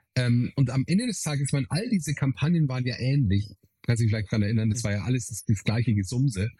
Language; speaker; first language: German; native; German